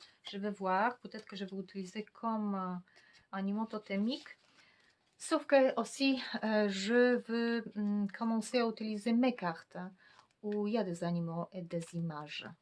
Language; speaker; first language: French; non-native, fluent; Polish